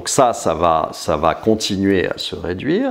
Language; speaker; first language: French; native; French